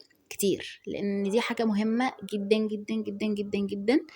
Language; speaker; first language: Arabic; native; Arabic